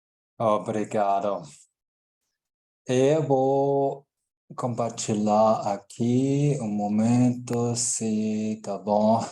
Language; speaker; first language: Portuguese; non-native, learner; German